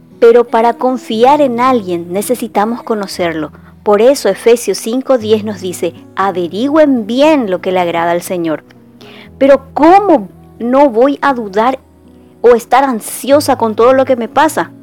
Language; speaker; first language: Spanish; native; Spanish